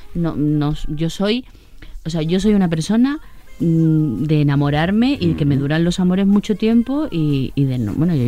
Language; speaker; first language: Spanish; native; Spanish